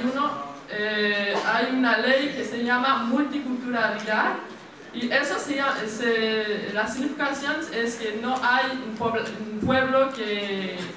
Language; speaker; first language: Spanish; non-native, learner; French